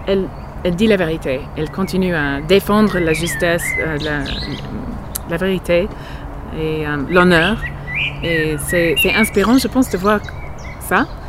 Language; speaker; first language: French; non-native, fluent; English